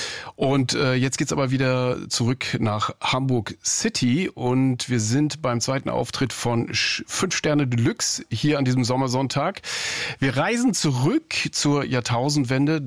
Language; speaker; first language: German; native; German